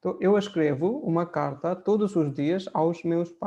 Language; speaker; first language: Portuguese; non-native, fluent; Hindi